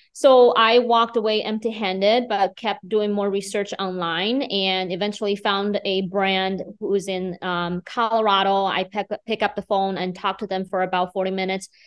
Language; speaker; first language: English; non-native, fluent; Chinese